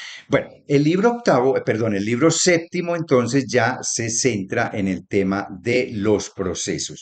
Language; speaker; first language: Spanish; native; Spanish